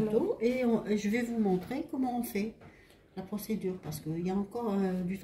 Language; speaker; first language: French; non-native, local second language; Arabic